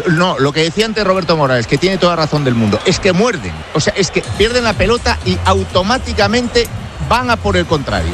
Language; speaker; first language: Spanish; native; Spanish